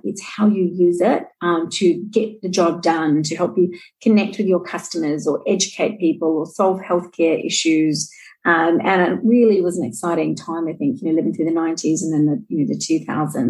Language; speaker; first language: English; native; English